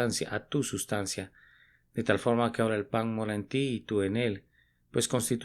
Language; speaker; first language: Spanish; native; Spanish